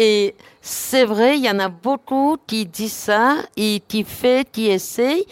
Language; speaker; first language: French; non-native, learner; Armenian